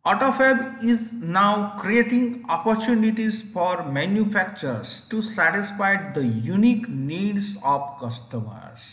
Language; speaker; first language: English; non-native, local second language; Gujarati